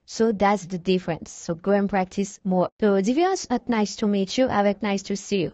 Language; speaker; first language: English; non-native, fluent; Haitian Creole